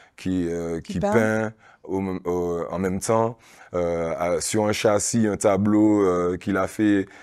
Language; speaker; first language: French; native; French